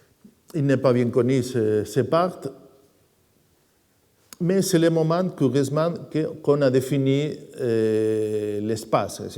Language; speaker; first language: French; non-native, fluent; Spanish